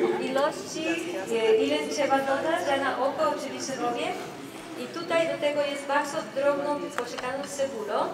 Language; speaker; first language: Polish; non-native, learner; Spanish